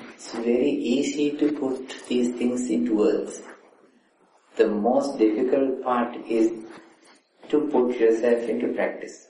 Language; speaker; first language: English; non-native, local second language; Sinhala